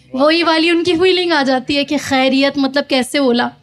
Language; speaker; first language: Hindi; native; Hindi